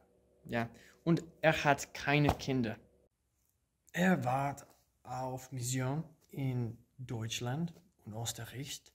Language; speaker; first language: German; non-native, learner; English